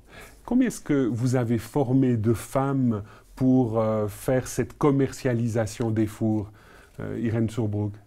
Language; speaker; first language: French; native; French